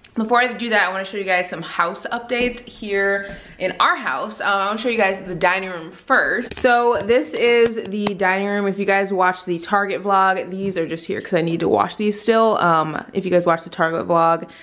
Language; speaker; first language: English; native; English